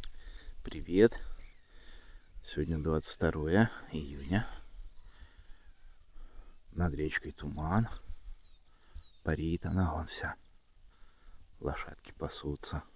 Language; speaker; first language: Russian; native; Russian